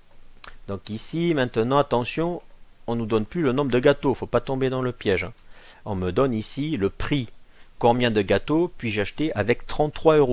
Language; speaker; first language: French; native; French